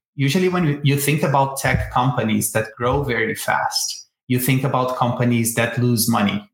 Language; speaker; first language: English; non-native, fluent; Portuguese